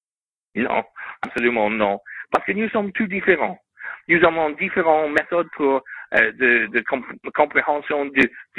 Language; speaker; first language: French; non-native, learner; English